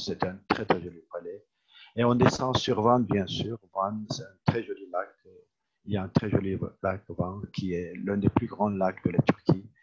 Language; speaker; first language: French; non-native, fluent; Turkish